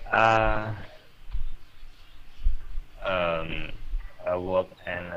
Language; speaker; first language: English; non-native, learner; Vietnamese